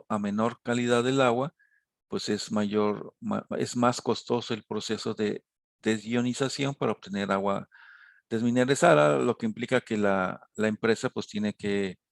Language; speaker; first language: Spanish; native; Spanish